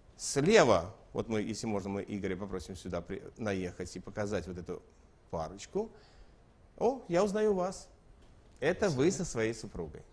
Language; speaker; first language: Russian; native; Russian